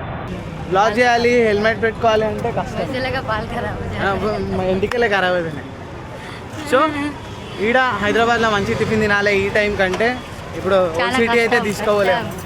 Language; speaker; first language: Telugu; native; Telugu